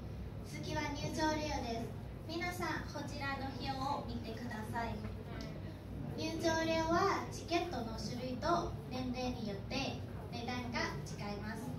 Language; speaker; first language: Japanese; non-native, learner; Thai